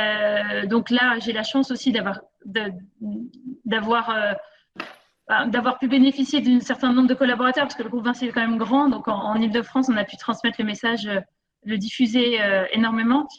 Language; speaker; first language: French; native; French